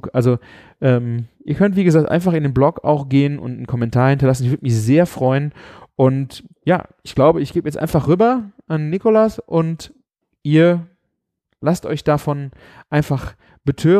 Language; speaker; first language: German; native; German